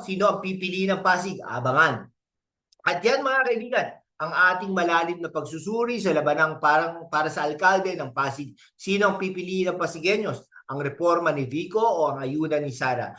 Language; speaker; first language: Filipino; native; Filipino